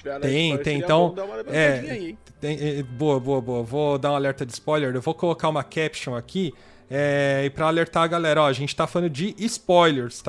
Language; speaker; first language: Portuguese; native; Portuguese